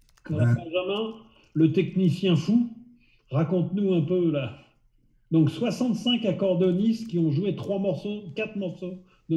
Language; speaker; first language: French; native; French